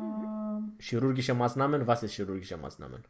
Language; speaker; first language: German; non-native, fluent; Romanian